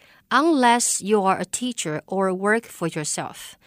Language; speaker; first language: English; non-native, fluent; Chinese